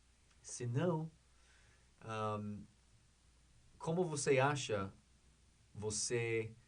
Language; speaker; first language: Portuguese; non-native, learner; English